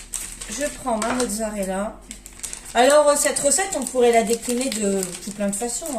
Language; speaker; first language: French; native; French